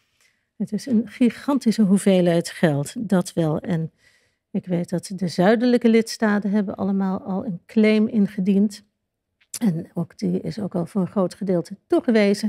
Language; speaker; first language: Dutch; native; Dutch